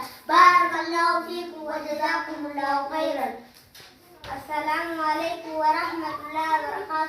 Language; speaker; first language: Arabic; non-native, learner; Oromo